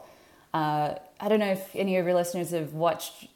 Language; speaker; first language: English; native; English